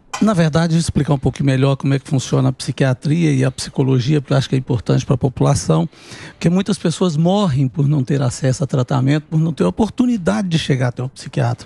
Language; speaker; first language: Portuguese; native; Portuguese